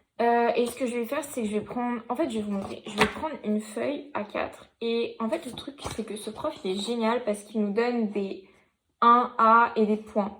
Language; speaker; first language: French; native; French